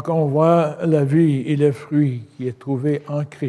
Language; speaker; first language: French; native; French